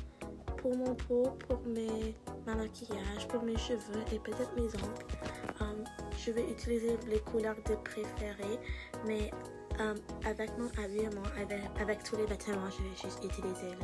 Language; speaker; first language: French; non-native, learner; English